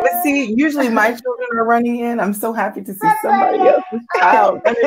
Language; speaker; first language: English; native; English